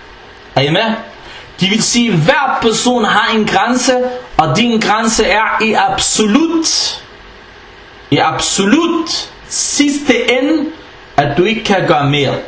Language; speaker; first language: Danish; non-native, fluent; Arabic